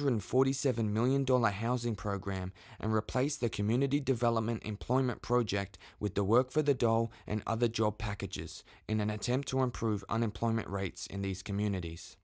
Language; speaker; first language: English; native; English